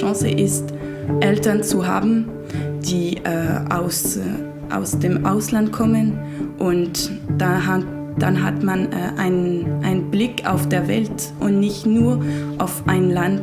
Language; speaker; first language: German; early bilingual, heritage; German